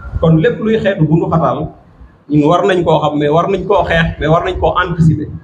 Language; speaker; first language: Wolof; non-native, local second language; Serer